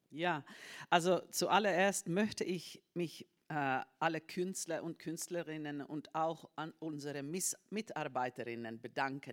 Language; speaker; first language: German; non-native, fluent; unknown